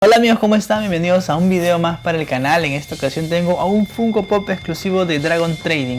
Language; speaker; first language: Spanish; native; Spanish